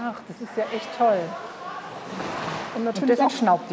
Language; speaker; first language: German; native; German